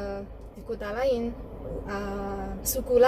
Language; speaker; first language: Indonesian; non-native, learner; Malagasy